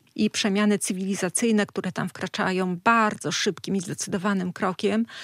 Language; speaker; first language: Polish; native; Polish